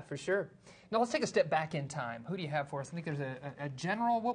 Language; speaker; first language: English; native; English